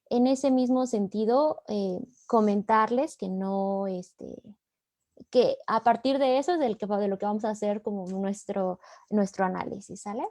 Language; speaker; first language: Spanish; native; Spanish